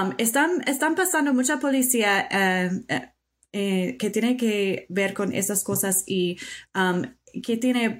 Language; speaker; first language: Spanish; non-native, fluent; English